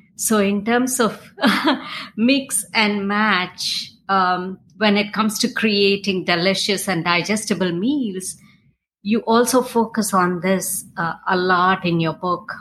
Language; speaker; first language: English; non-native, local second language; Tamil